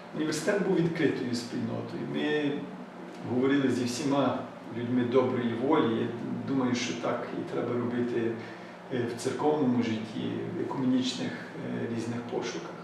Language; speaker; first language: Ukrainian; early bilingual, heritage; Ukrainian